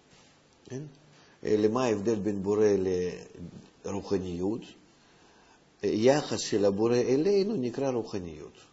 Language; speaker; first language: Hebrew; non-native, fluent; Russian